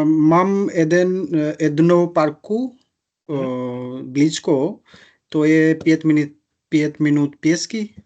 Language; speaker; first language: Czech; non-native, learner; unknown